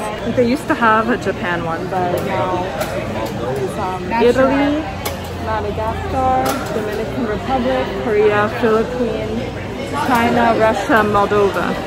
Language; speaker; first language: English; native; English